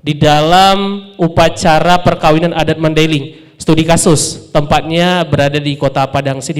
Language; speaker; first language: Indonesian; non-native, local second language; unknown